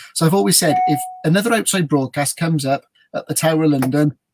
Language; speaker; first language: English; native; English